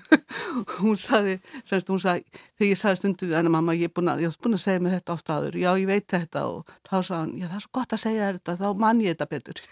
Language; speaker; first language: Icelandic; native; Icelandic